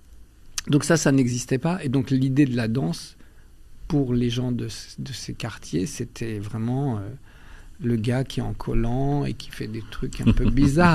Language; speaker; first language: French; early bilingual, other home language; Albanian